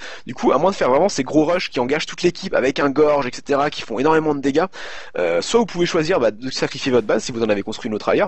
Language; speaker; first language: French; native; French